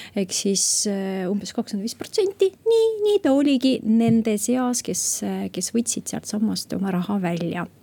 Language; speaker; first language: Estonian; non-native, local second language; Russian